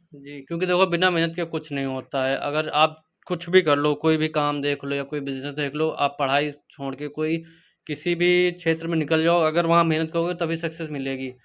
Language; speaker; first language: Hindi; native; Hindi